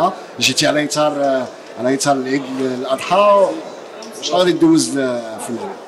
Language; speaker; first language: Arabic; native; Arabic